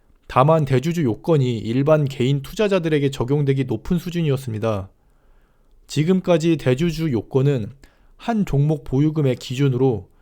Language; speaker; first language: Korean; native; Korean